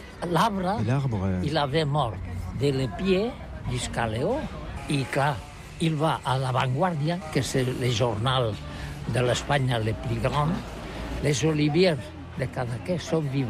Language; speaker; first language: French; non-native, learner; Catalan